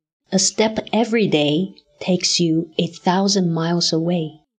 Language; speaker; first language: English; non-native, fluent; Chinese